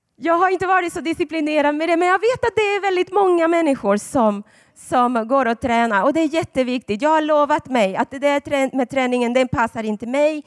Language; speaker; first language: Swedish; non-native, fluent; Spanish